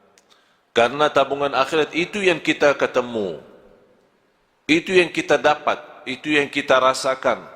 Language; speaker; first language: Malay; non-native, fluent; Arabic